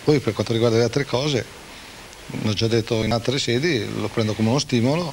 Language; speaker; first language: Italian; native; Italian